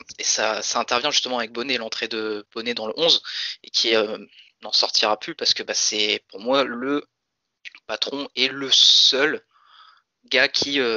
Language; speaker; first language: French; native; French